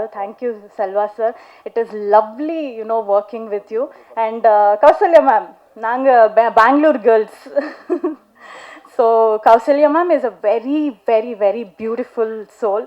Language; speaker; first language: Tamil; non-native, learner; Kannada